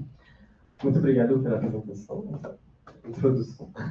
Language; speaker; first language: Portuguese; non-native, fluent; French